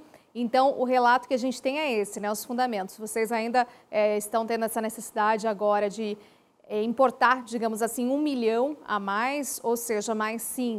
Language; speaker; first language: Portuguese; native; Portuguese